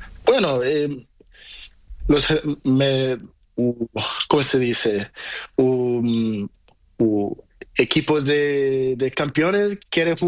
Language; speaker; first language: Spanish; non-native, learner; Portuguese